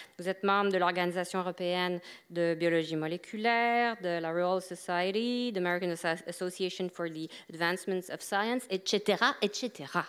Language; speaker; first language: French; native; French